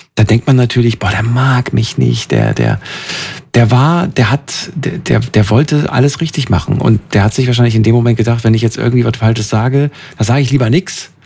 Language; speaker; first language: German; native; German